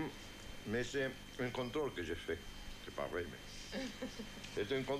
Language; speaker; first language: French; non-native, fluent; Italian